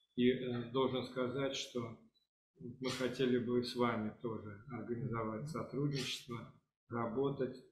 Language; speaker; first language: Russian; native; Russian